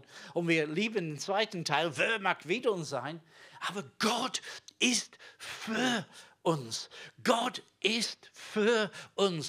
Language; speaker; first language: German; non-native, fluent; English